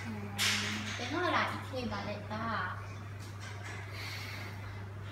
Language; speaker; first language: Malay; non-native, local second language; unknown